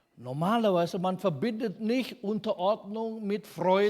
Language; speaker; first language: German; non-native, fluent; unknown